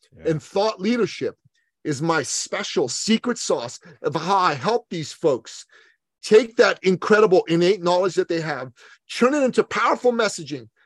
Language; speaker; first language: English; early bilingual, other home language; Persian